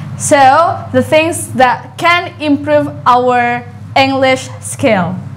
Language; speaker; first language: English; non-native, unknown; Indonesian